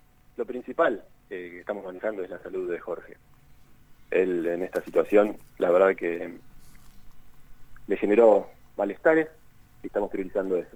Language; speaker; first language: Spanish; native; Spanish